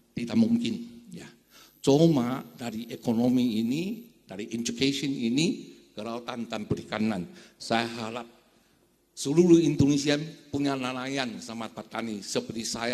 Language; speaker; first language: Indonesian; non-native, fluent; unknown